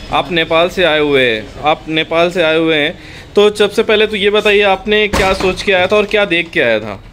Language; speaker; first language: Hindi; native; Hindi